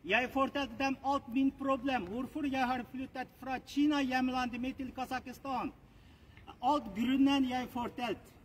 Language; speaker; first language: Norwegian; non-native, learner; Uyghur